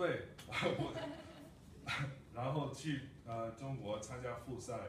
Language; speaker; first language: Chinese; non-native, fluent; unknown